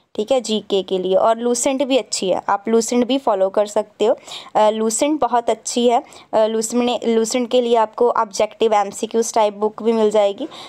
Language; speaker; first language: Hindi; non-native, local second language; Punjabi